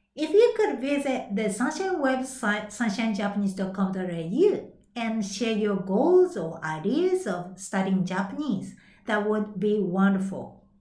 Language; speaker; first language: English; non-native, fluent; Japanese